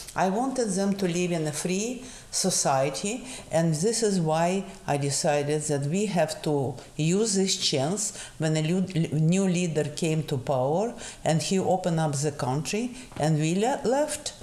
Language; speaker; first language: English; non-native, fluent; Russian